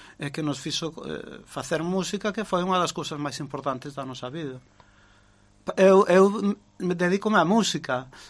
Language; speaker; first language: Galician; native; Galician